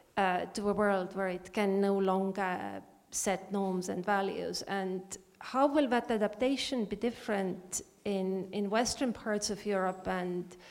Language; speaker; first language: English; non-native, fluent; Estonian